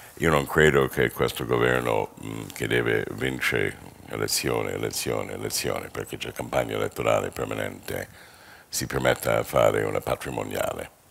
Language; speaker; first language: Italian; non-native, fluent; English